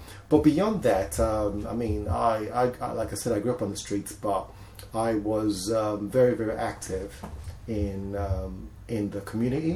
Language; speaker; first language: English; non-native, local second language; Yoruba